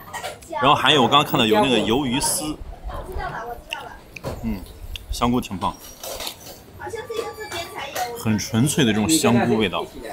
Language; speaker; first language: Chinese; native; Chinese